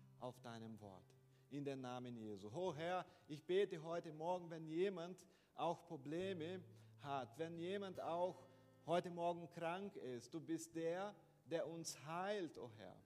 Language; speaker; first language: German; non-native, fluent; Portuguese